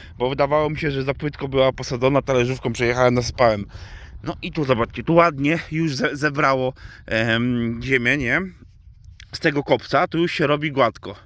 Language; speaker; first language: Polish; native; Polish